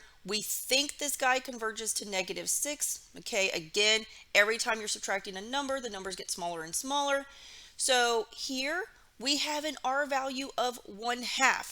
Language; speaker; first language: English; native; English